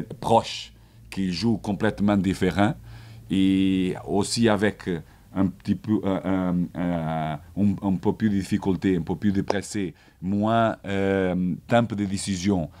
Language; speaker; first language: French; non-native, learner; Portuguese